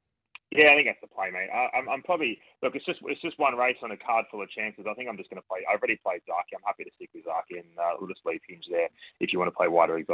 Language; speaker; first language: English; native; English